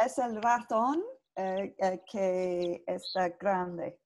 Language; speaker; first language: Spanish; non-native, learner; English